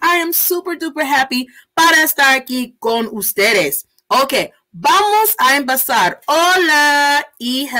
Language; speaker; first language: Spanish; early bilingual, heritage; Spanish